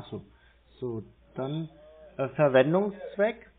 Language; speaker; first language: German; native; German